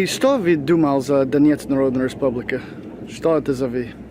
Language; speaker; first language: Russian; non-native, learner; English